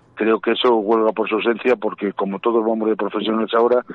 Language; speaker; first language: Spanish; native; Spanish